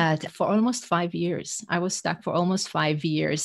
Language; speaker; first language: English; non-native, fluent; Hebrew